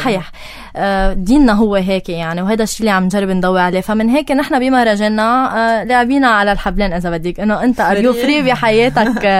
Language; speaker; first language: Arabic; native; Arabic